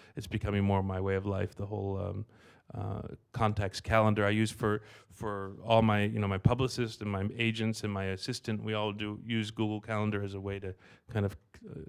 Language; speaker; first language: English; native; English